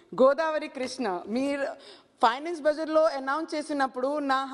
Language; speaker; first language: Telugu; non-native, learner; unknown